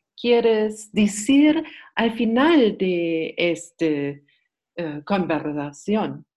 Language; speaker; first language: Spanish; non-native, learner; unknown